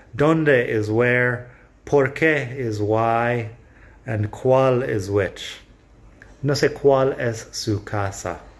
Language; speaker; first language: Spanish; non-native, fluent; English